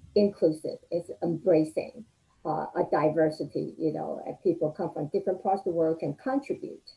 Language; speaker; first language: English; non-native, fluent; Chinese